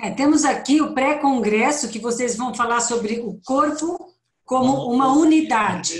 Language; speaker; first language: Spanish; non-native, learner; Portuguese